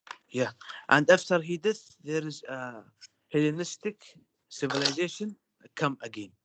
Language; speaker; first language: English; non-native, learner; Arabic